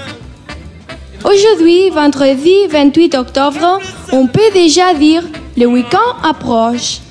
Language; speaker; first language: French; non-native, learner; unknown